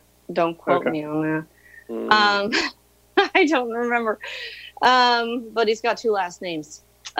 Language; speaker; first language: English; native; English